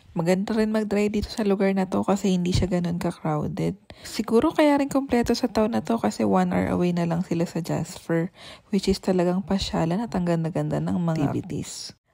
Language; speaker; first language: Filipino; native; Filipino